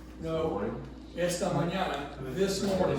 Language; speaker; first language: Spanish; non-native, fluent; English